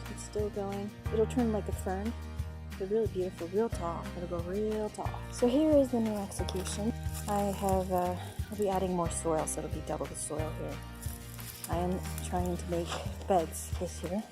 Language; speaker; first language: English; native; English